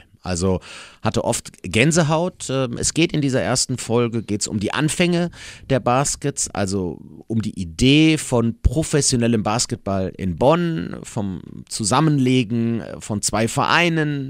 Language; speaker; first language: German; native; German